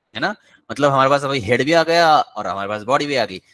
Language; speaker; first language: Hindi; non-native, local second language; Marathi